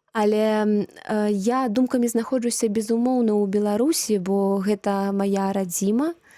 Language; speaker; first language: Belarusian; native; Belarusian